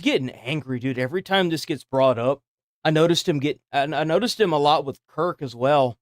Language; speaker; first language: English; native; English